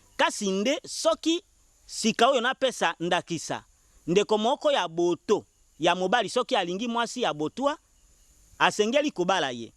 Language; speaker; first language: Lingala; non-native, local second language; Mongo